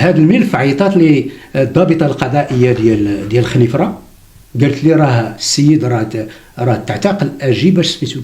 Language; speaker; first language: Arabic; native; Arabic